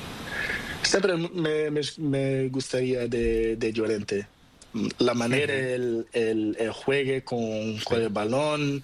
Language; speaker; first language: Spanish; non-native, learner; Portuguese